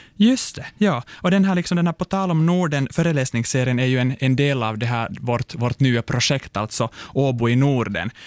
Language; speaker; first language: Swedish; non-native, local second language; Finnish